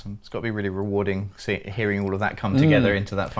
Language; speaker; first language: English; native; English